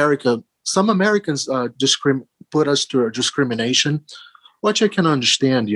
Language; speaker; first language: English; early bilingual, other home language; Portuguese